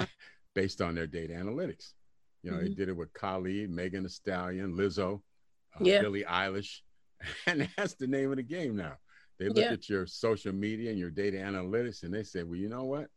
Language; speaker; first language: English; native; English